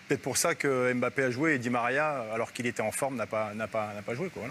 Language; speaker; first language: French; native; French